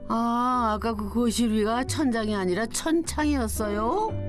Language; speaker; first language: Korean; native; Korean